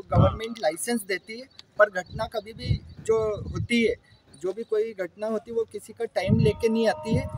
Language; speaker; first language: Hindi; native; Hindi